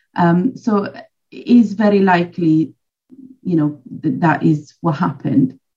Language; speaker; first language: English; non-native, fluent; Italian